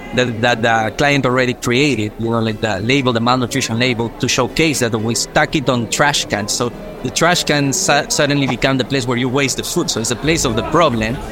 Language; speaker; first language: English; non-native, fluent; Spanish